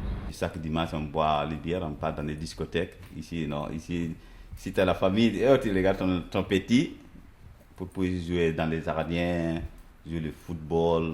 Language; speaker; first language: French; non-native, local second language; Mossi